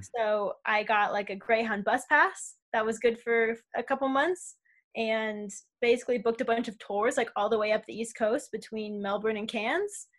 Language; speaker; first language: English; native; English